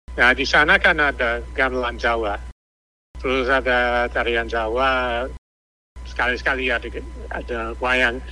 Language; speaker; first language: Indonesian; non-native, fluent; English